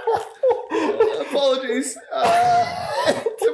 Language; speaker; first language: English; native; English